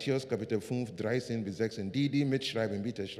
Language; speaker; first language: German; non-native, learner; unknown